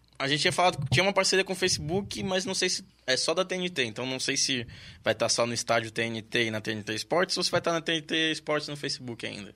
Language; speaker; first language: Portuguese; native; Portuguese